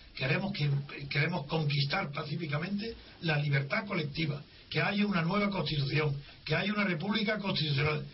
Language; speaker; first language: Spanish; native; Spanish